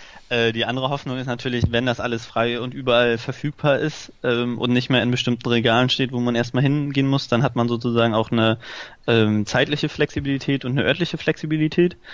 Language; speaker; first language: German; native; German